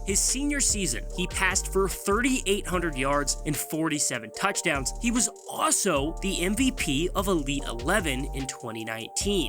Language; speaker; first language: English; native; English